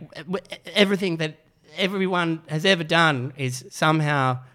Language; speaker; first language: English; native; English